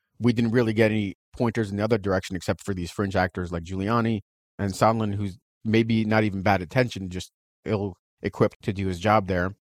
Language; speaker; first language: English; early bilingual, other home language; Russian